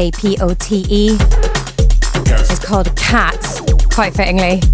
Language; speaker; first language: English; native; English